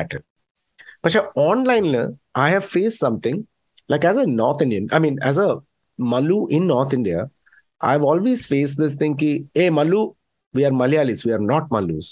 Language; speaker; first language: English; non-native, local second language; Malayalam